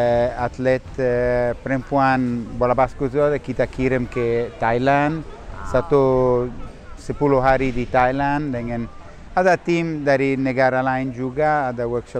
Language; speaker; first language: Indonesian; non-native, learner; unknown